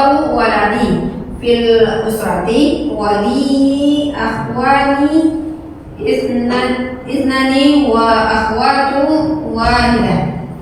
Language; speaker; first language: Arabic; non-native, learner; Indonesian